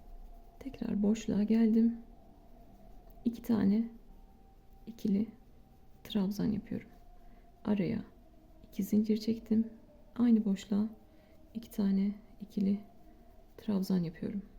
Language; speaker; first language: Turkish; native; Turkish